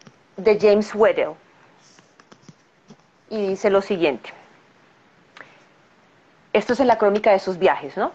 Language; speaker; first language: Spanish; native; Spanish